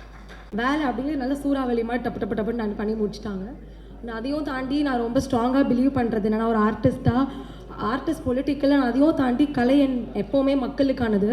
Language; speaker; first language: Tamil; native; Tamil